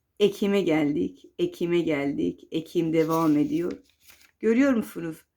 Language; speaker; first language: Turkish; non-native, fluent; Persian